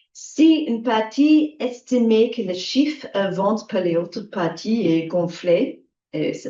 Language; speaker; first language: French; non-native, learner; English